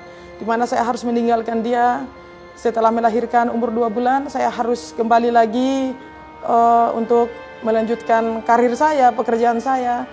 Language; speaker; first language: Indonesian; native; Indonesian